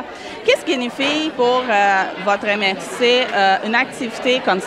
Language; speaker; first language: French; native; French